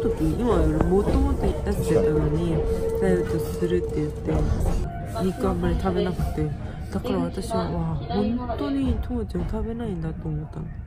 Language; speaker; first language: Japanese; non-native, fluent; Korean